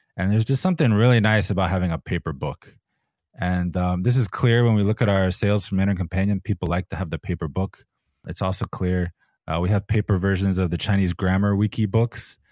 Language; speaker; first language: English; native; English